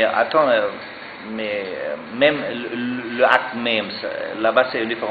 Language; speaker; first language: French; non-native, learner; German